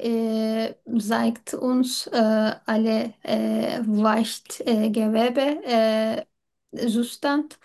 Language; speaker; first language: German; non-native, learner; Turkish